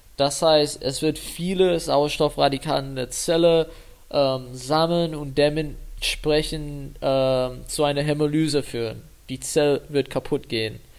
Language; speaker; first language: German; non-native, fluent; English